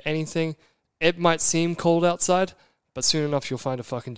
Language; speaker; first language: English; native; English